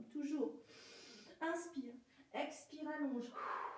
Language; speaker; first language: French; native; French